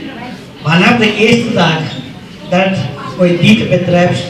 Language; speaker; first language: Dutch; non-native, learner; Nepali